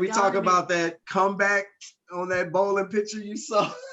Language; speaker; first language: English; native; English